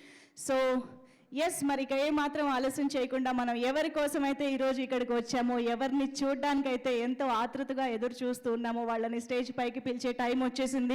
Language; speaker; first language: Telugu; native; Telugu